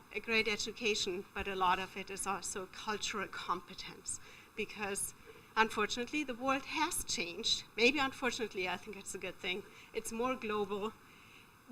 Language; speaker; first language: English; non-native, fluent; German